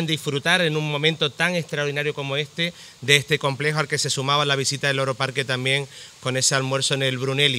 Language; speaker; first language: Spanish; native; Spanish